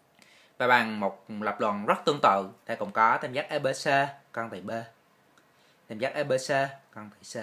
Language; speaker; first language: Vietnamese; native; Vietnamese